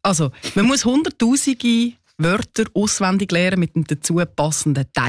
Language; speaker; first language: German; native; German